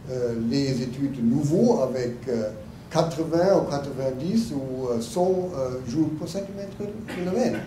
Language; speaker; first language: French; non-native, learner; German